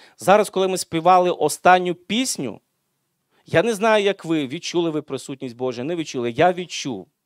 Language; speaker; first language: Ukrainian; non-native, local second language; Russian